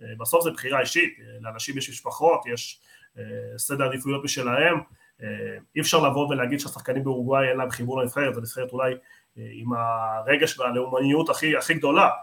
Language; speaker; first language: Hebrew; non-native, fluent; Spanish